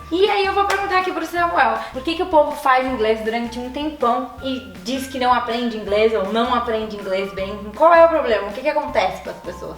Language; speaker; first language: Portuguese; native; Portuguese